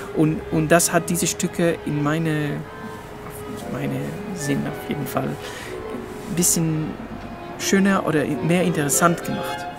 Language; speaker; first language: German; non-native, fluent; Hebrew